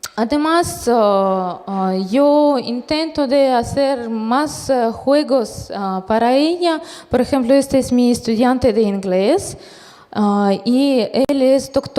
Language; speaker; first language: Spanish; non-native, fluent; Russian